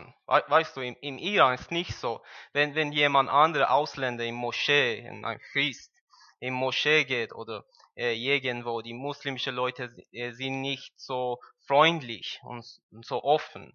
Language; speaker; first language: German; non-native, learner; Persian